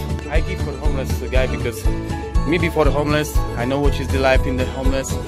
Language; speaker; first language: English; non-native, learner; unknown